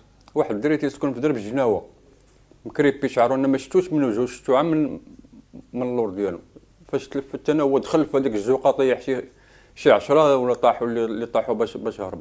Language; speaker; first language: Arabic; native; Arabic